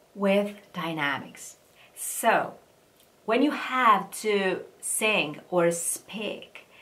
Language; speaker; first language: English; non-native, fluent; Italian